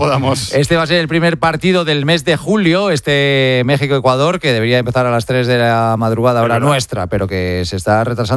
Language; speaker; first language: Spanish; native; Spanish